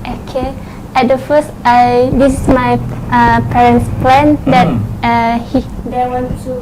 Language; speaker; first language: English; non-native, learner; Thai